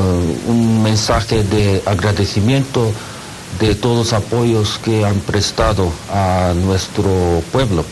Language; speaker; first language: Spanish; non-native, learner; Japanese